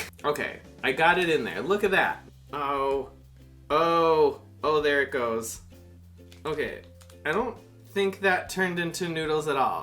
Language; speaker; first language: English; native; English